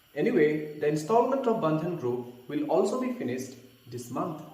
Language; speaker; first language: English; non-native, local second language; Assamese